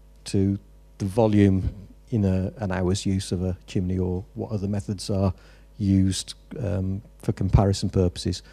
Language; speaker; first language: English; native; English